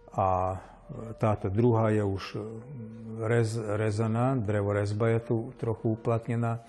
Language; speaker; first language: Slovak; native; Slovak